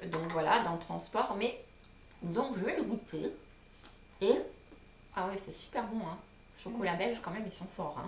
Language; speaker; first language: French; native; French